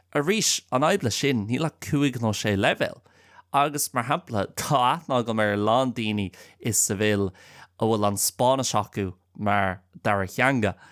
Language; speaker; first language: Irish; non-native, local second language; English